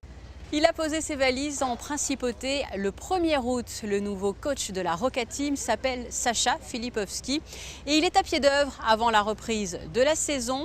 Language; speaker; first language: French; native; French